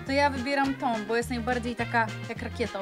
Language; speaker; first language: Polish; native; Polish